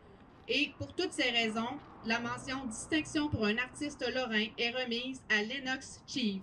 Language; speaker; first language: French; native; French